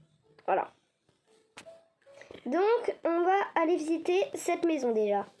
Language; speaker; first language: French; native; French